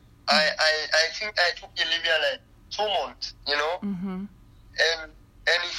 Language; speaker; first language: English; non-native, local second language; Krio